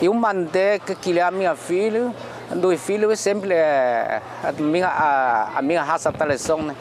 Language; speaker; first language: Portuguese; non-native, learner; Chinese